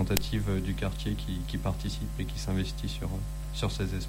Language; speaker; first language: French; native; French